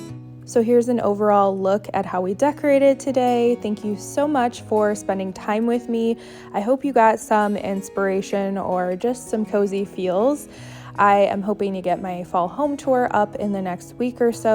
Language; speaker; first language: English; native; English